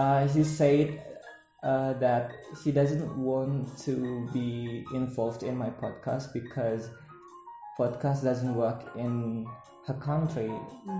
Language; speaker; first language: English; non-native, learner; Indonesian